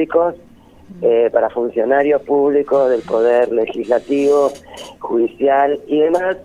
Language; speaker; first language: Spanish; native; Spanish